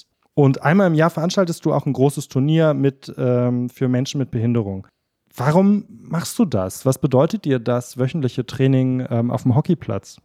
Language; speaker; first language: German; native; German